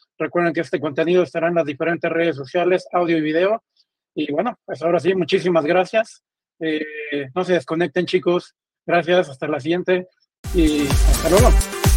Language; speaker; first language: Spanish; native; Spanish